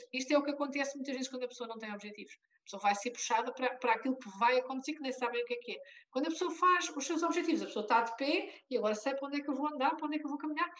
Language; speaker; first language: Portuguese; native; Portuguese